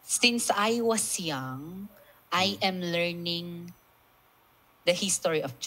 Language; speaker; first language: English; non-native, local second language; Filipino